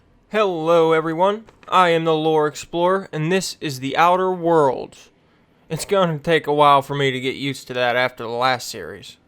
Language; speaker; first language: English; native; English